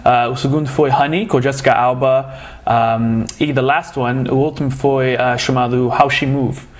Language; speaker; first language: Portuguese; early bilingual, heritage; Portuguese